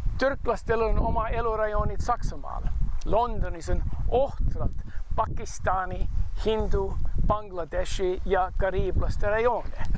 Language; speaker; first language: Estonian; early bilingual, heritage; Estonian